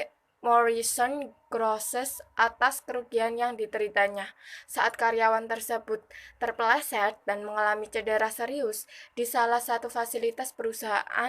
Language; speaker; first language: Indonesian; native; Indonesian